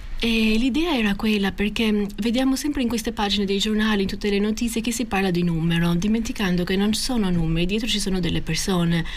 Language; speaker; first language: Italian; non-native, fluent; Albanian